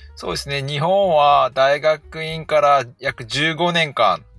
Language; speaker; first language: Japanese; non-native, fluent; Korean